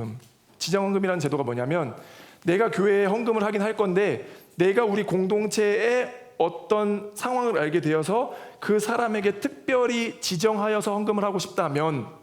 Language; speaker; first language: Korean; native; Korean